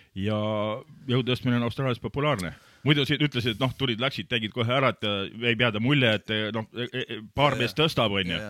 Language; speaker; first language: Estonian; native; Estonian